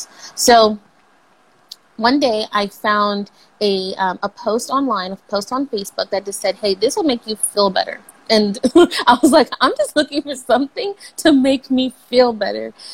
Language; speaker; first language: English; native; English